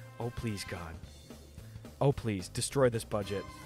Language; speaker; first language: English; native; English